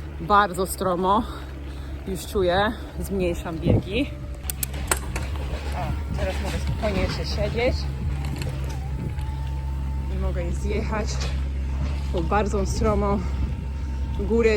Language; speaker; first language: Polish; non-native, learner; English